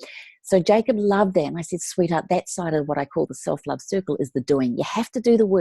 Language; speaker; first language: English; native; English